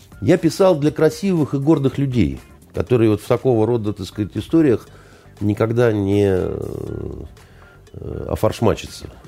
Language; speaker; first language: Russian; native; Russian